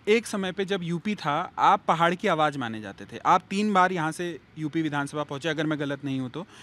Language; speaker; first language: Hindi; native; Hindi